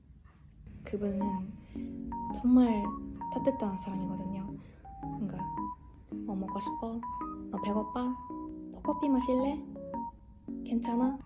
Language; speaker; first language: Korean; early bilingual, heritage; Japanese